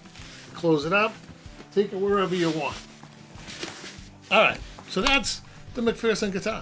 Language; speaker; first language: English; native; English